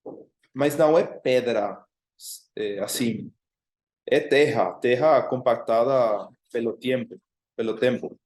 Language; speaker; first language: Portuguese; non-native, fluent; Spanish